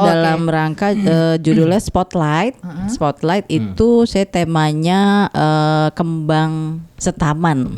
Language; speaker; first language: Indonesian; native; Indonesian